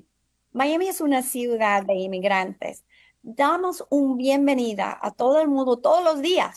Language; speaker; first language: Spanish; non-native, fluent; English